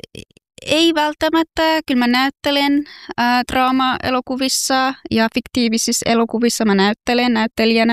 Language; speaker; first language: Finnish; non-native, fluent; Persian